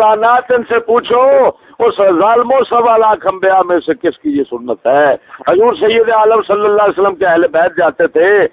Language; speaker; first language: Urdu; native; Urdu